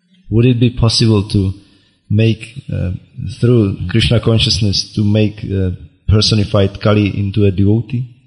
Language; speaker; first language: English; non-native, fluent; Czech